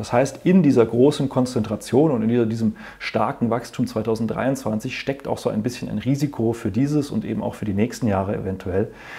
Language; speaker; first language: German; native; German